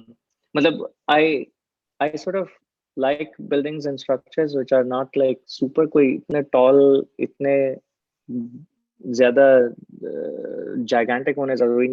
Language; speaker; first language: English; non-native, local second language; Hindi